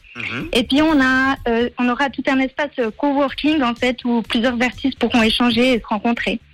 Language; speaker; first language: French; native; French